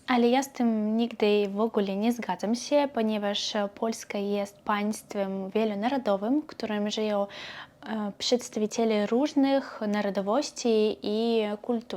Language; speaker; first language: Polish; non-native, learner; Belarusian